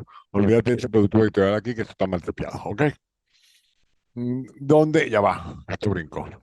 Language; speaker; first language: Spanish; native; Spanish